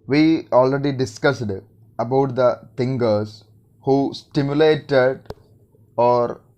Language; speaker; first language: English; non-native, local second language; Malayalam